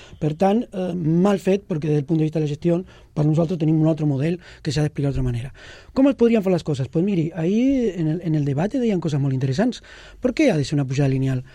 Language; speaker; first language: Catalan; non-native, local second language; Spanish